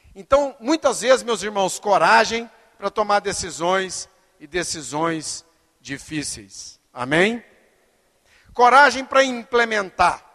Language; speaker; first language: Portuguese; native; Portuguese